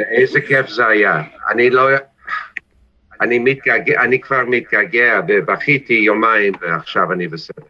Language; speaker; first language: Hebrew; non-native, fluent; English